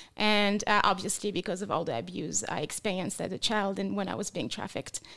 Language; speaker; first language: English; non-native, fluent; French